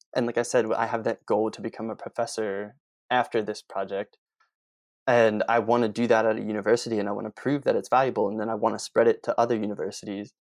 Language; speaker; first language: English; native; English